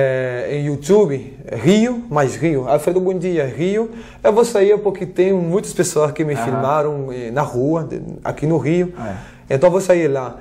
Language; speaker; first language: Portuguese; non-native, fluent; French